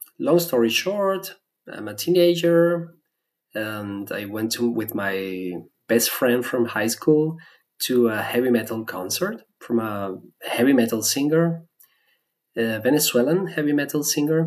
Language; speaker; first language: English; non-native, fluent; Spanish